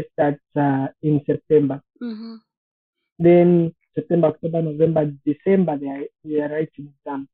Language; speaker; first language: English; non-native, local second language; Bemba